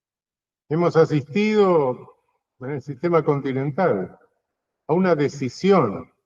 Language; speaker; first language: Spanish; native; Spanish